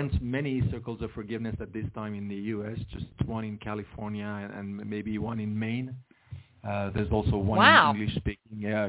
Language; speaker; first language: English; non-native, fluent; French